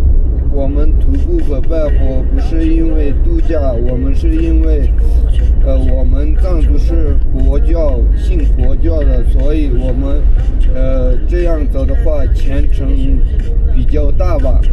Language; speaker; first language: Chinese; non-native, local second language; Tibetan